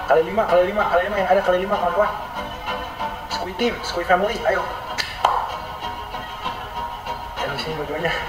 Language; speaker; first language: Indonesian; native; Indonesian